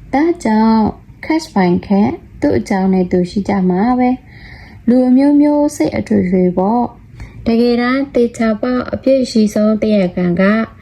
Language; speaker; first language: Burmese; non-native, local second language; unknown